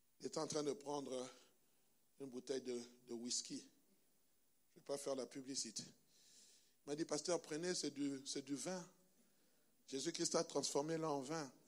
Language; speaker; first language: French; non-native, local second language; Lingala